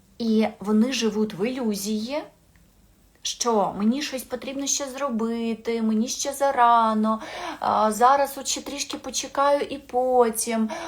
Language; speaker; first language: Ukrainian; non-native, local second language; Russian